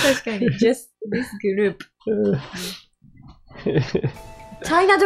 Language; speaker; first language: English; non-native, learner; Japanese